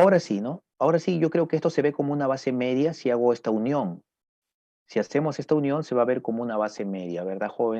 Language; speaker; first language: Spanish; native; Spanish